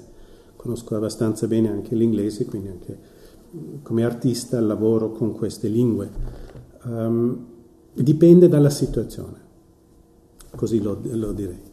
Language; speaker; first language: Italian; non-native, fluent; German